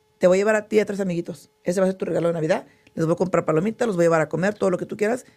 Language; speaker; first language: Spanish; early bilingual, heritage; Spanish